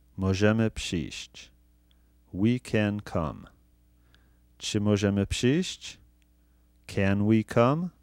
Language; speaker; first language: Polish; non-native, fluent; English